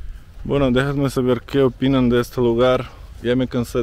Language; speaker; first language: Spanish; non-native, fluent; Russian